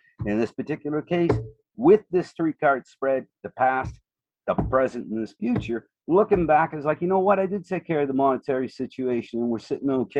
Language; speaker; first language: English; native; English